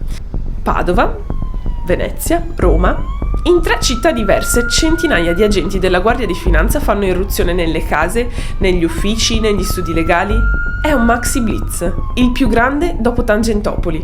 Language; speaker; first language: Italian; native; Italian